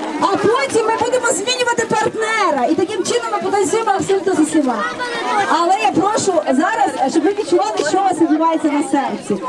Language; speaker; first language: Ukrainian; native; Ukrainian